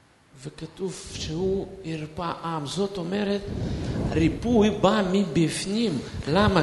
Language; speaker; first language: Hebrew; non-native, fluent; Russian